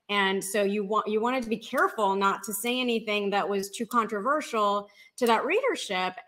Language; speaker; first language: English; native; English